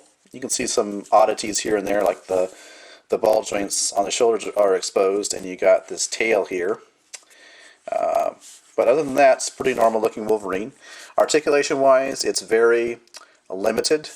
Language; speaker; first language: English; native; English